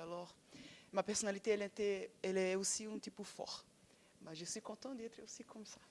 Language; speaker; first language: French; non-native, fluent; Portuguese